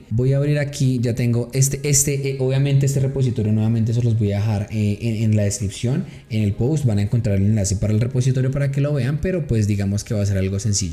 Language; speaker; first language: Spanish; native; Spanish